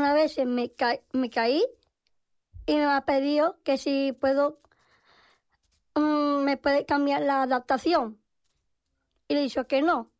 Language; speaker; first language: Spanish; native; Spanish